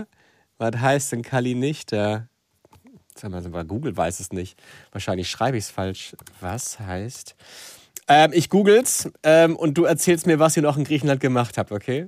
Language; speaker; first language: German; native; German